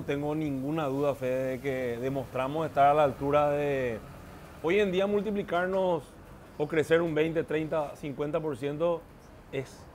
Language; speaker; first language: Spanish; native; Spanish